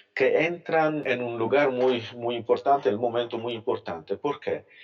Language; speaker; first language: Spanish; non-native, fluent; Polish